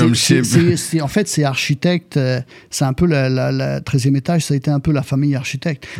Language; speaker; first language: French; native; French